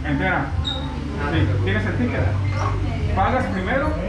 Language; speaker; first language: Spanish; native; Spanish